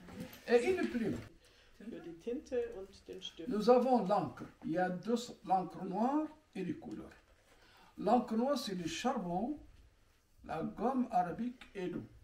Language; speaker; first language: French; non-native, local second language; Arabic